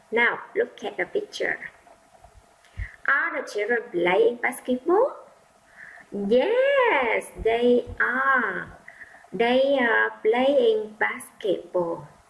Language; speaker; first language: English; non-native, fluent; Vietnamese